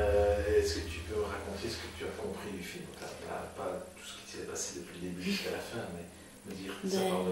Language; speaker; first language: French; native; French